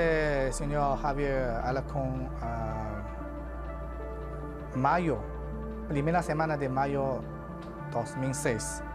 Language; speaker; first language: Spanish; non-native, learner; Chinese